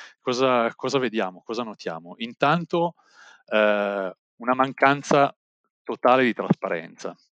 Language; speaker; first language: Italian; native; Italian